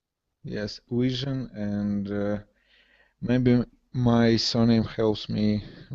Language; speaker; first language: English; non-native, learner; Russian